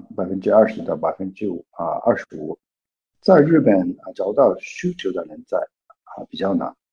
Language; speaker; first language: Chinese; non-native, fluent; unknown